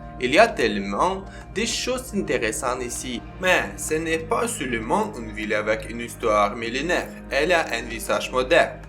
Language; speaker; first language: French; non-native, learner; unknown